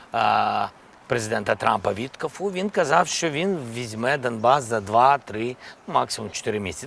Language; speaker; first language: Ukrainian; non-native, local second language; Russian